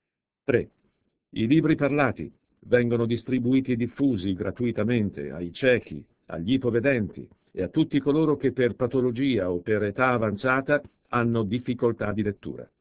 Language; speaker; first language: Italian; native; Italian